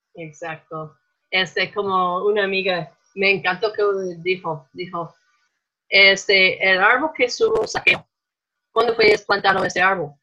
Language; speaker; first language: Spanish; non-native, fluent; English